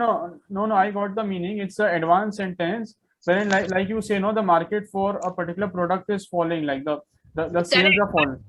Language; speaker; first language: English; non-native, fluent; Hindi